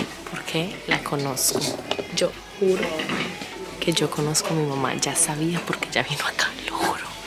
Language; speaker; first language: Spanish; early bilingual, heritage; Spanish